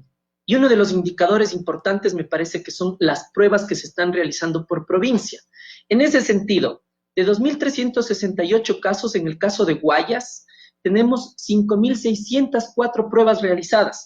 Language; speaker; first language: Spanish; native; Spanish